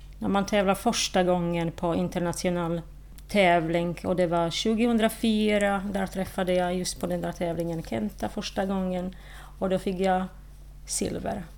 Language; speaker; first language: Swedish; non-native, fluent; Slovak